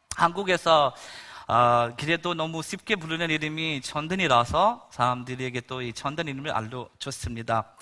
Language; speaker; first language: Korean; non-native, fluent; Bangla